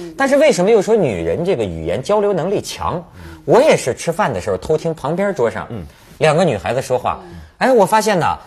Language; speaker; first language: Chinese; native; Chinese